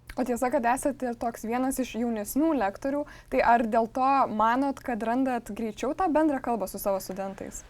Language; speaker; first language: Lithuanian; native; Lithuanian